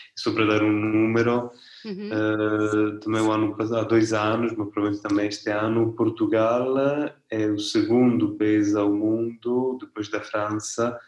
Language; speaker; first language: Portuguese; non-native, fluent; Italian